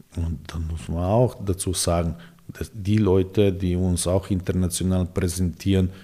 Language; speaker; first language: German; non-native, fluent; Serbian